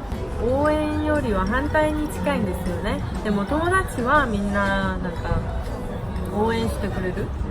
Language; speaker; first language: Japanese; non-native, fluent; Korean